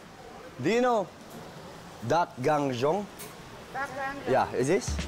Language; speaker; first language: English; non-native, local second language; Filipino